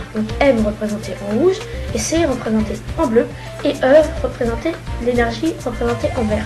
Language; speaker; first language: French; native; French